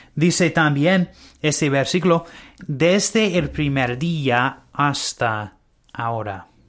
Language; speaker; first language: Spanish; non-native, learner; English